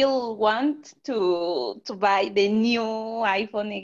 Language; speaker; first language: English; non-native, learner; Spanish